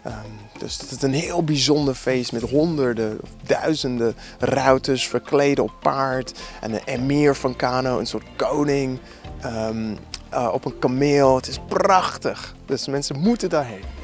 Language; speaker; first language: Dutch; non-native, fluent; English